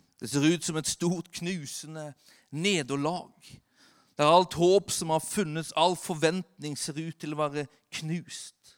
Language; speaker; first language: Norwegian; native; Norwegian